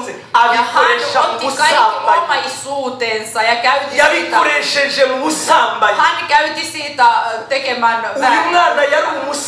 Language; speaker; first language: Finnish; non-native, fluent; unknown